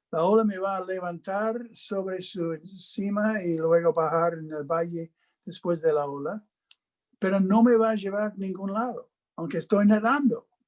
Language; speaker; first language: Spanish; non-native, fluent; English